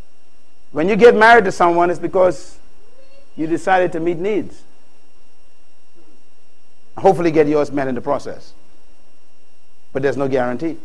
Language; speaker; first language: English; native; English